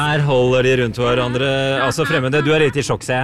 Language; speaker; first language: Norwegian; native; Norwegian